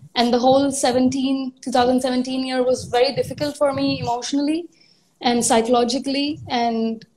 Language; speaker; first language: English; non-native, local second language; Hindi